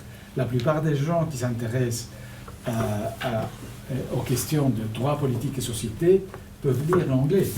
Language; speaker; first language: French; non-native, fluent; Spanish